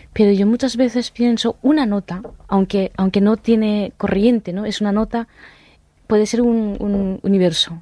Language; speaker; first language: Spanish; non-native, fluent; Japanese